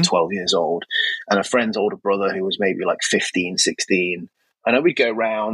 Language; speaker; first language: English; native; English